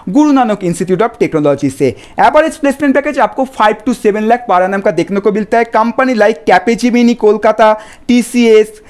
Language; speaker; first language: Hindi; non-native, local second language; Bangla